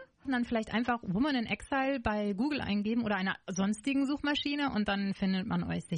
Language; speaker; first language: German; native; German